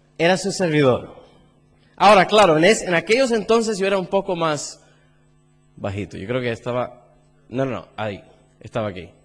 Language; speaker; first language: Spanish; early bilingual, heritage; Spanish